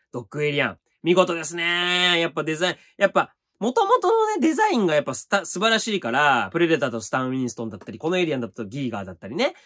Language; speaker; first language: Japanese; native; Japanese